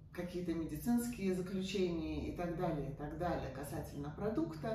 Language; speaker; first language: Russian; native; Russian